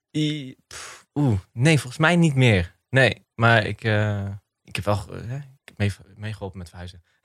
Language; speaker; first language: Dutch; early bilingual, other home language; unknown